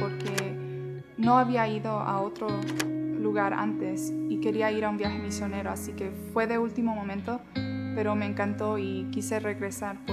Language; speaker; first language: Spanish; early bilingual, heritage; Spanish